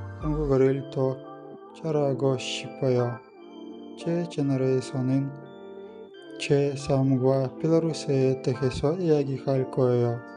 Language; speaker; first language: Korean; non-native, learner; Russian